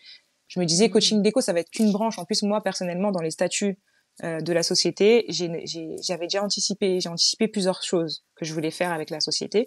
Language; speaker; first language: French; native; French